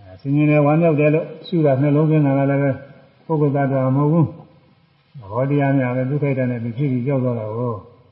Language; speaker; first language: Burmese; native; Burmese